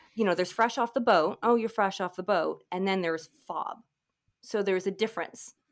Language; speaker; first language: English; early bilingual, other home language; Filipino